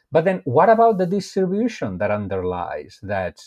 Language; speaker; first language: English; non-native, fluent; Spanish